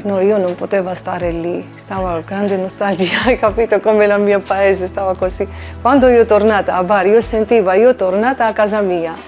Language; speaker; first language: Italian; non-native, learner; Georgian